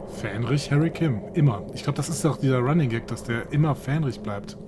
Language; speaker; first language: German; native; German